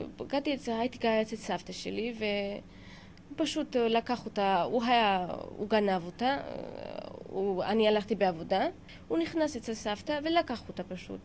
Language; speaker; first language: Hebrew; non-native, fluent; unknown